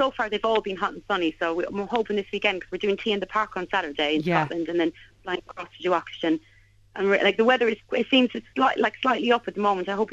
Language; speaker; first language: English; native; English